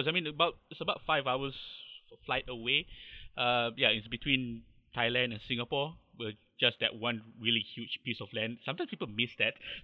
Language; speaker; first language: English; non-native, local second language; Malay